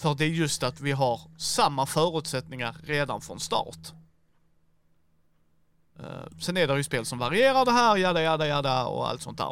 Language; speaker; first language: Swedish; native; Swedish